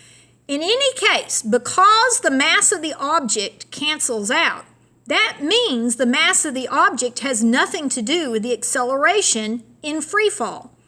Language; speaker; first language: English; native; English